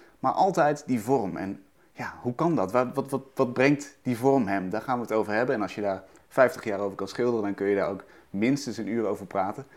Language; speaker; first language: Dutch; native; Dutch